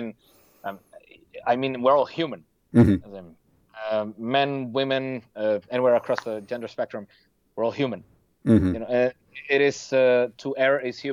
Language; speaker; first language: English; non-native, fluent; Spanish